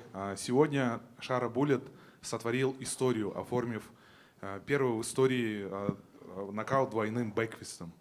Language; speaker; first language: Russian; native; Russian